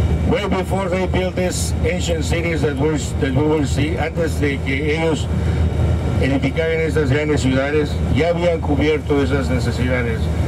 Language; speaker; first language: Spanish; native; Spanish